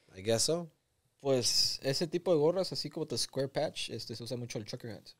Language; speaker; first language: Spanish; early bilingual, heritage; Spanish